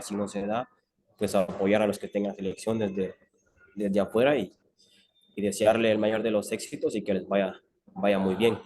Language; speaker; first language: Spanish; native; Spanish